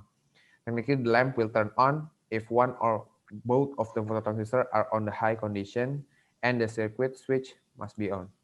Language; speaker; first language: English; non-native, learner; Indonesian